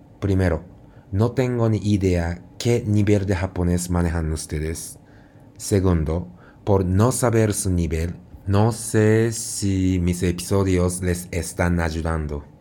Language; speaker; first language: Spanish; non-native, fluent; Japanese